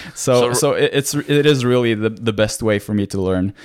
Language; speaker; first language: English; non-native, fluent; Norwegian